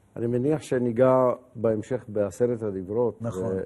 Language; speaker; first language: Hebrew; native; Hebrew